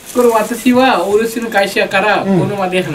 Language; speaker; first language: Japanese; non-native, learner; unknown